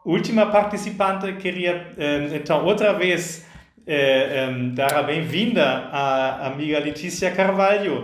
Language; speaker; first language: Portuguese; non-native, fluent; German